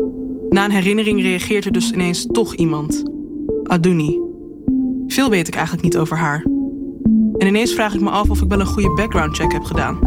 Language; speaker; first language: Dutch; native; Dutch